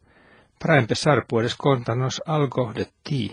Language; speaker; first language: Spanish; non-native, fluent; Finnish